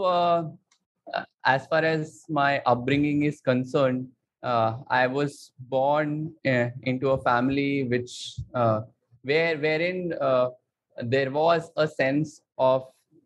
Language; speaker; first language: English; non-native, local second language; Hindi